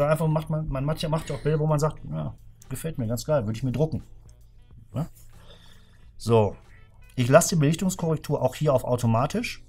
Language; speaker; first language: German; native; German